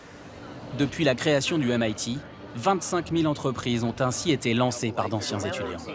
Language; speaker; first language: French; native; French